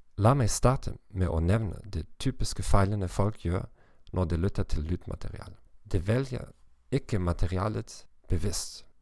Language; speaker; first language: Norwegian; non-native, learner; German